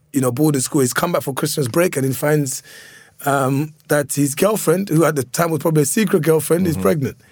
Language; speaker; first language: English; early bilingual, other home language; Lingala